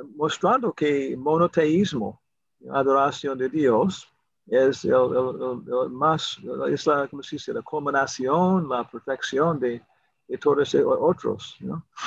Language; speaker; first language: Spanish; non-native, learner; English